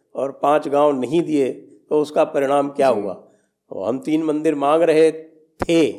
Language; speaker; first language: Hindi; native; Hindi